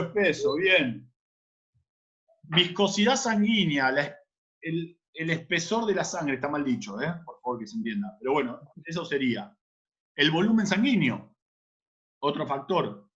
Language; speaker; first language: Spanish; native; Spanish